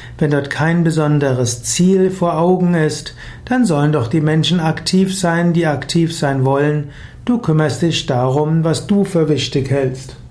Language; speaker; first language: German; native; German